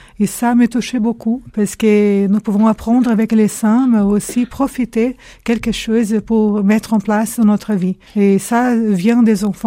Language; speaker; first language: French; non-native, fluent; Portuguese